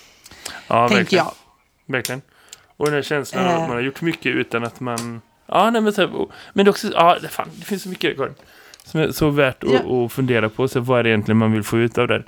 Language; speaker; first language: Swedish; native; Swedish